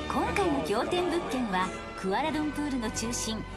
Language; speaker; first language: Japanese; native; Japanese